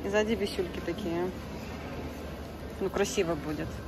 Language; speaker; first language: Russian; native; Russian